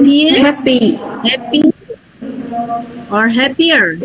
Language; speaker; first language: English; non-native, fluent; Indonesian